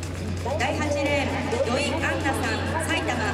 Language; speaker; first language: Japanese; native; Japanese